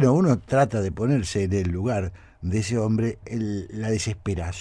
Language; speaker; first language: Spanish; native; Spanish